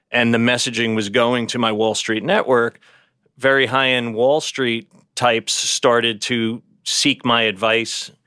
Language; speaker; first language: English; native; English